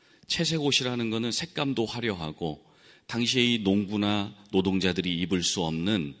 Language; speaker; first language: Korean; native; Korean